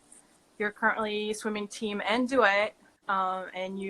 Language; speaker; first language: English; native; English